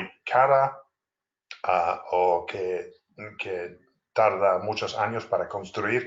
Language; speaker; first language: Spanish; non-native, fluent; English